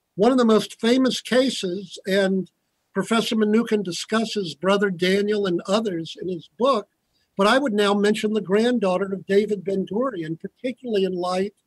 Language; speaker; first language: English; native; English